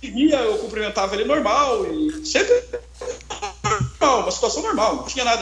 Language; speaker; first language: Portuguese; native; Portuguese